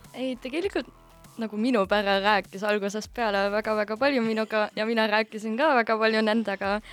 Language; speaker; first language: Estonian; non-native, fluent; German